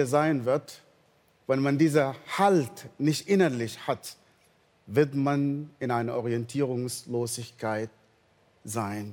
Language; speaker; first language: German; non-native, fluent; Arabic